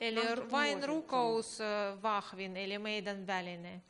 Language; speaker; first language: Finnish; non-native, learner; Ukrainian